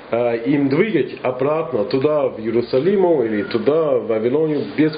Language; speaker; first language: Russian; non-native, fluent; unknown